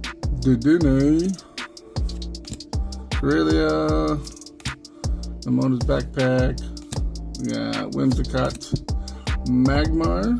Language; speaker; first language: English; native; English